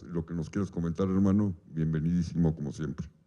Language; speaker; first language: Spanish; native; Spanish